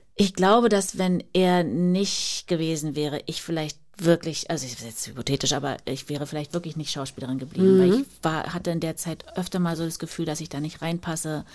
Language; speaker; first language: German; native; German